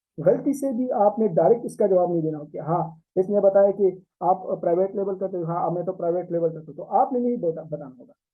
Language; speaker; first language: Urdu; non-native, local second language; Pashto